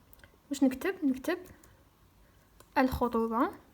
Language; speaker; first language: Arabic; native; Arabic